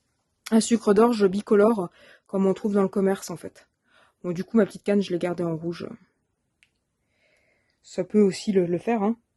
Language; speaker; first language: French; native; French